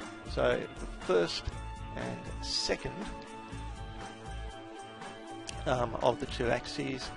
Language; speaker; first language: English; native; English